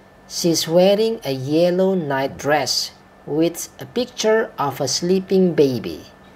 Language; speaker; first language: English; non-native, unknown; Indonesian